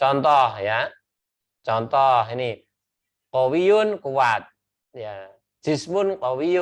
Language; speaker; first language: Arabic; non-native, fluent; Indonesian